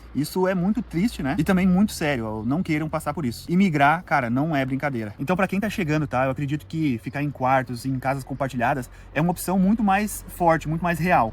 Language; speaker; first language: Portuguese; native; Portuguese